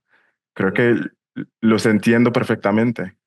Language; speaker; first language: Spanish; non-native, fluent; English